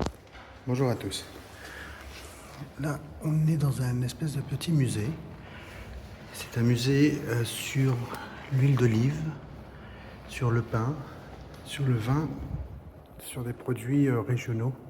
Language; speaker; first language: French; early bilingual, heritage; Portuguese